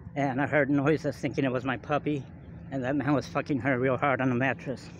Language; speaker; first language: English; native; English